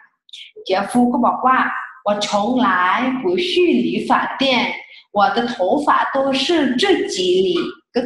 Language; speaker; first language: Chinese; non-native, fluent; Thai